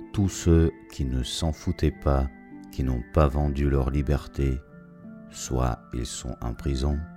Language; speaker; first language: French; non-native, fluent; Russian